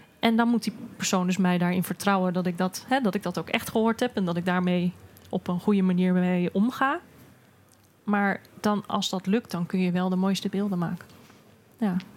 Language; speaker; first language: Dutch; native; Dutch